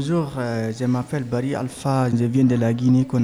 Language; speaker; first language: French; non-native, local second language; Fula